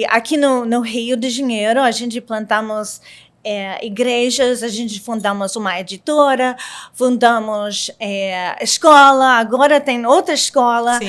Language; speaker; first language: Portuguese; non-native, learner; English